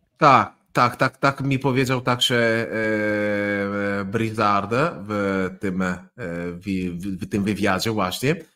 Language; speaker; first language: Polish; non-native, fluent; Italian